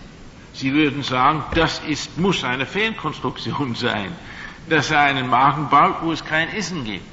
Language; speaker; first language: German; non-native, fluent; English